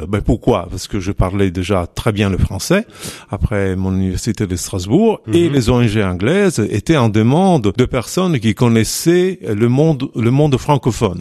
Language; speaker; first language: French; non-native, fluent; Italian